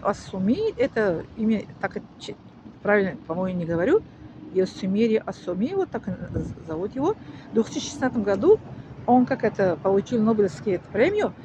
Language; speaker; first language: Russian; non-native, learner; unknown